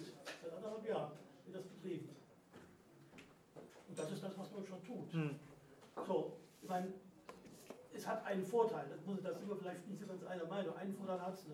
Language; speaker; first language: German; native; German